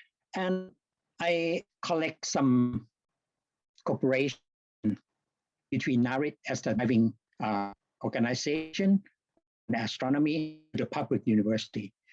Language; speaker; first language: English; non-native, fluent; Thai